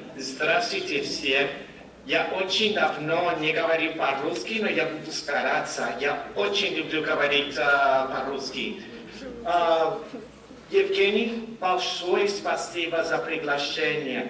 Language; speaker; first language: Russian; non-native, fluent; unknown